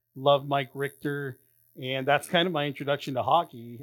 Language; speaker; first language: English; native; English